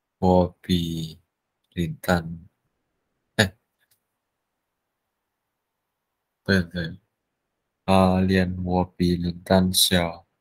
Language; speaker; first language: Chinese; non-native, learner; Vietnamese